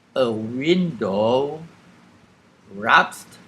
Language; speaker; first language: English; non-native, fluent; Thai